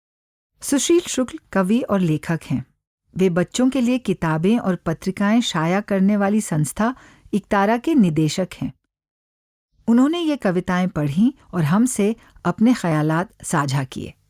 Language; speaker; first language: Hindi; native; Hindi